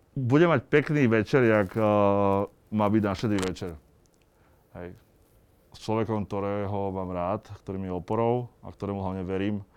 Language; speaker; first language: Slovak; native; Slovak